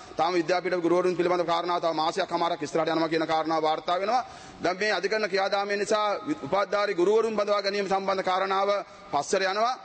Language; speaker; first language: Sinhala; native; Sinhala